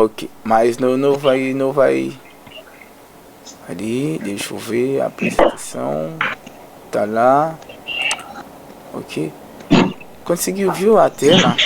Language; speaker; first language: Portuguese; non-native, learner; Haitian Creole